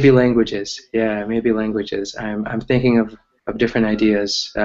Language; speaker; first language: English; early bilingual, other home language; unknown